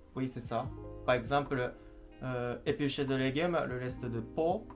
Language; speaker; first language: French; non-native, learner; Japanese